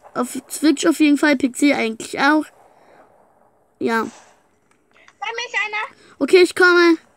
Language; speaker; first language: German; native; German